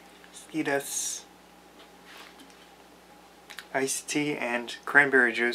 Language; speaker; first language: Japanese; non-native, learner; English